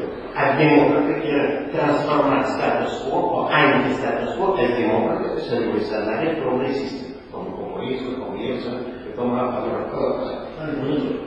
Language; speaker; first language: Spanish; non-native, learner; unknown